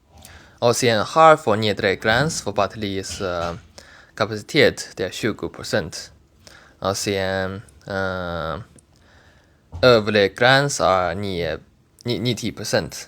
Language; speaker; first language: Swedish; non-native, learner; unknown